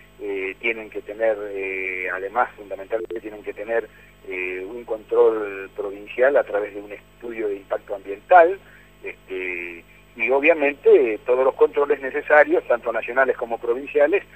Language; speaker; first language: Spanish; native; Spanish